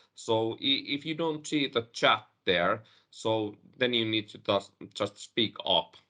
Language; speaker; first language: English; non-native, fluent; Finnish